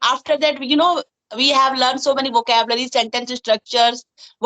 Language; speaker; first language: English; non-native, fluent; Hindi